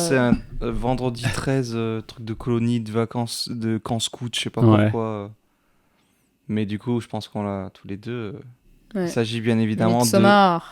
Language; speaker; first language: French; native; French